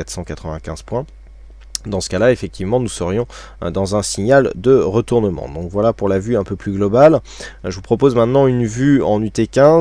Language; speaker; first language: French; native; French